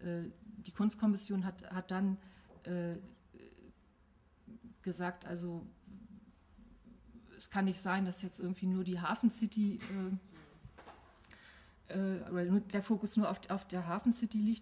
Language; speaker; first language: German; native; German